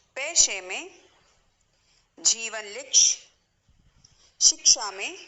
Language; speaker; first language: Hindi; non-native, local second language; Malayalam